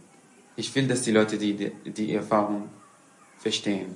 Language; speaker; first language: German; non-native, fluent; Arabic